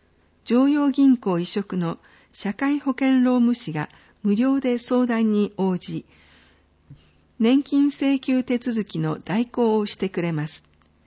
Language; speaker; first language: Japanese; native; Japanese